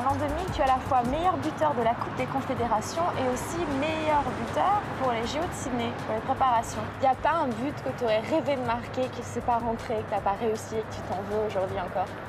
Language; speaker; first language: French; native; French